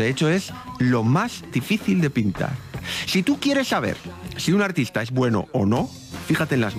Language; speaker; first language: Spanish; native; Spanish